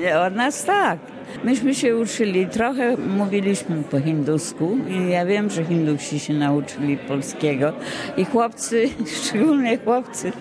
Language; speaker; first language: Polish; early bilingual, heritage; Polish